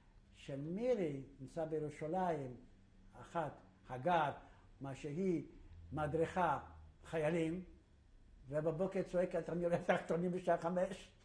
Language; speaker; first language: Hebrew; non-native, fluent; Yiddish